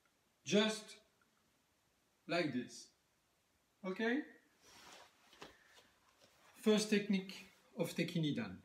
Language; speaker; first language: English; non-native, learner; French